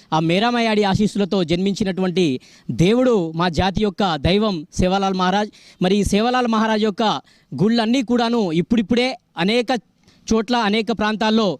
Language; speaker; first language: Telugu; non-native, local second language; Lambadi